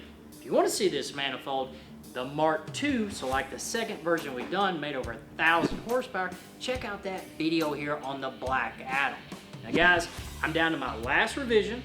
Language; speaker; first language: English; native; English